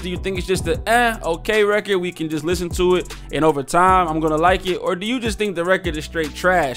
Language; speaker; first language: English; native; English